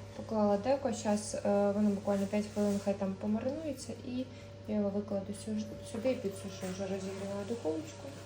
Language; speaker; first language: Ukrainian; native; Ukrainian